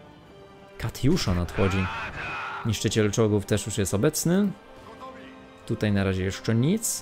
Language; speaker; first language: Polish; native; Polish